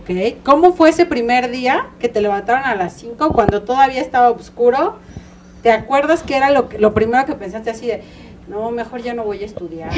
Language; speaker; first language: Spanish; native; Spanish